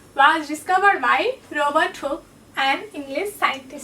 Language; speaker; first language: English; non-native, local second language; Nepali